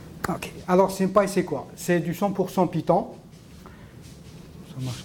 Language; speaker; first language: French; non-native, local second language; Arabic